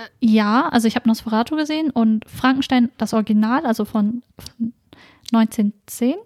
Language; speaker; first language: German; early bilingual, other home language; Vietnamese